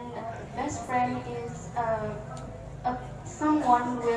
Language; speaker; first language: English; non-native, learner; Indonesian